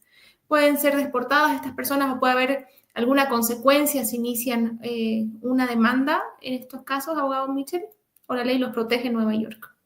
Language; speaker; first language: Spanish; native; Spanish